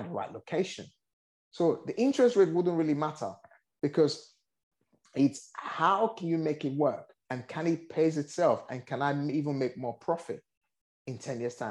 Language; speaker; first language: English; non-native, local second language; Yoruba